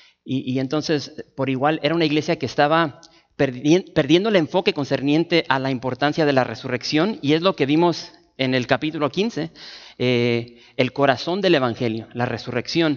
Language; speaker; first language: Spanish; native; Spanish